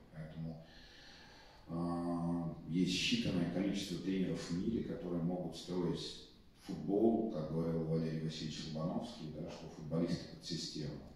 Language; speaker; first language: Russian; native; Russian